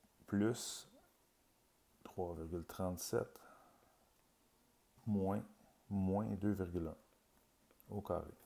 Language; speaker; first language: French; native; French